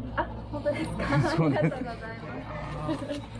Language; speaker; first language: Japanese; native; Japanese